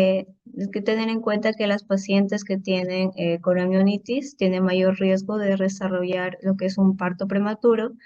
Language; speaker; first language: Spanish; native; Spanish